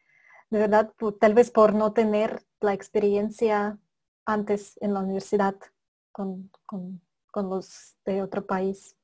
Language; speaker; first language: Spanish; non-native, fluent; Russian